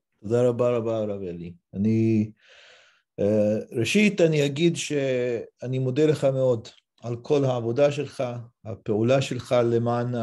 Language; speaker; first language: Hebrew; non-native, fluent; English